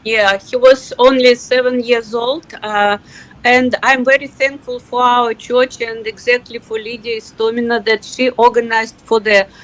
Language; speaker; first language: English; non-native, learner; Russian